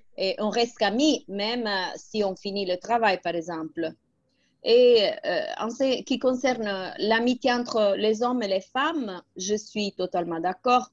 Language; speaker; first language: French; non-native, fluent; Italian